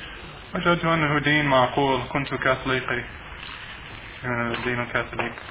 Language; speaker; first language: Arabic; non-native, fluent; English